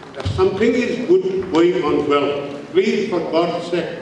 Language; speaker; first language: English; non-native, local second language; Nepali